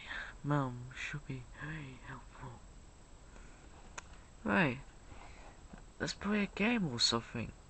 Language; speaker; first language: English; native; English